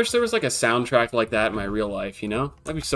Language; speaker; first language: English; native; English